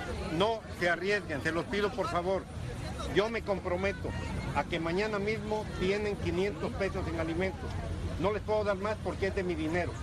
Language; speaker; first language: Spanish; native; Spanish